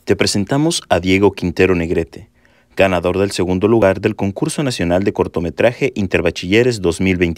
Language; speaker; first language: Spanish; native; Spanish